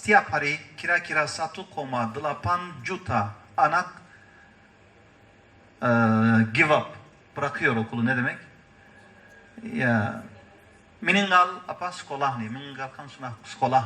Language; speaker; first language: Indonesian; non-native, learner; Turkish